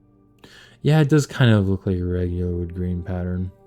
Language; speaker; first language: English; native; English